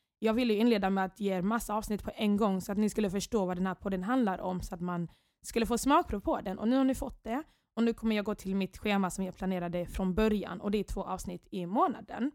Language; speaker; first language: Swedish; early bilingual, other home language; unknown